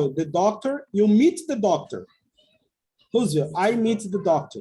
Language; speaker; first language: English; non-native, fluent; Portuguese